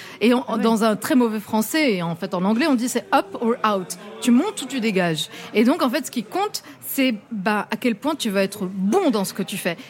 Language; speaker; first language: French; non-native, local second language; Arabic